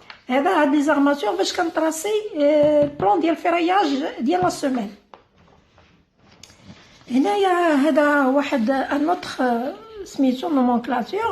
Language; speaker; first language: Arabic; native; Arabic